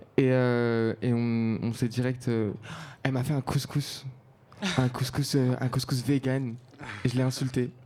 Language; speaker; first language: French; non-native, local second language; Arabic